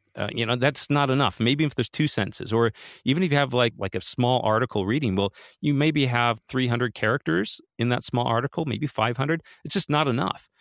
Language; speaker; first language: English; native; English